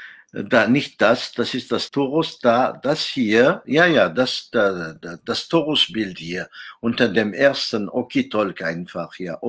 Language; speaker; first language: German; non-native, fluent; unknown